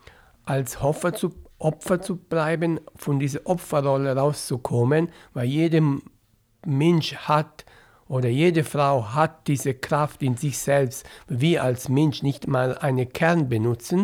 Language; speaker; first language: German; non-native, fluent; Italian